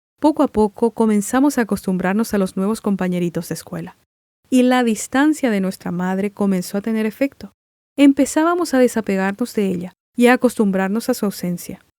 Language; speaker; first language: Spanish; non-native, local second language; Guarani